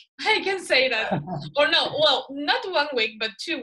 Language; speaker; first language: English; non-native, fluent; Spanish